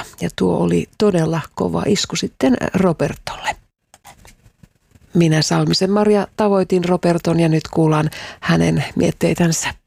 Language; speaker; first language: Finnish; native; Finnish